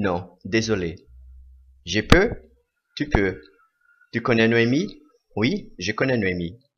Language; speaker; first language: French; non-native, fluent; Portuguese